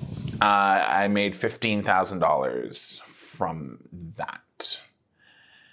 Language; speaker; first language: English; native; English